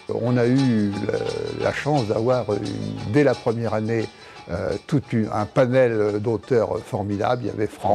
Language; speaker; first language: French; native; French